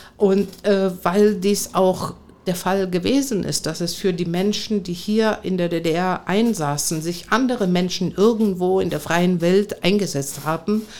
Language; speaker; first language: German; non-native, fluent; Greek